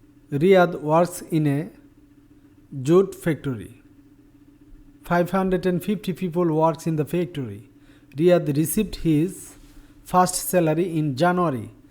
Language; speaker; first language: English; non-native, local second language; Bangla